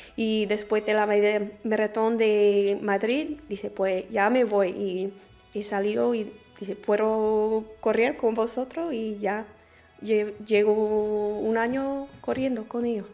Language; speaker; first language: Spanish; non-native, learner; English